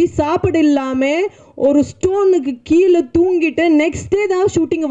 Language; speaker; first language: Tamil; non-native, fluent; Punjabi